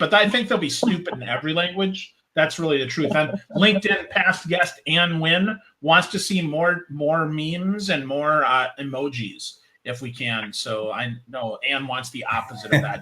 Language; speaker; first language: English; native; English